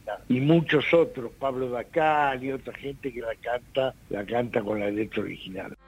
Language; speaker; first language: Spanish; native; Spanish